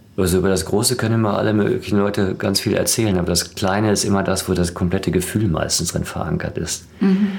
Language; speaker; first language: German; native; German